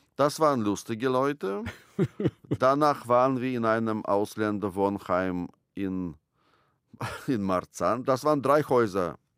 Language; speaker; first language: German; non-native, fluent; Russian